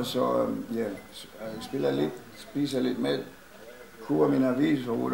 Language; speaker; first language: Danish; non-native, learner; Icelandic